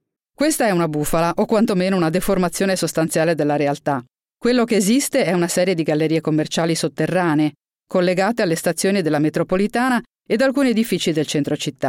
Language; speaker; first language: Italian; native; Italian